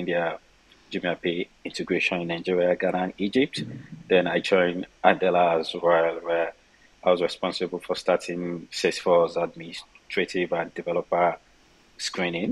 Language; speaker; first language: English; non-native, local second language; Yoruba